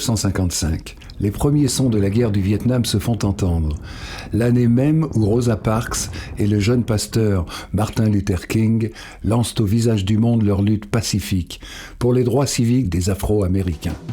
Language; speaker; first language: French; native; French